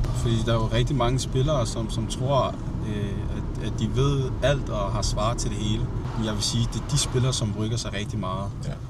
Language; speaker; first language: Danish; early bilingual, other home language; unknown